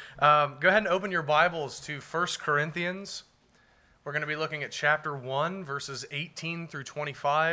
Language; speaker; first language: English; native; English